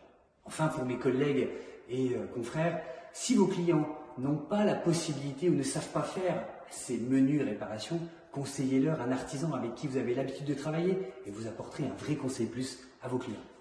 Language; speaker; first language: French; native; French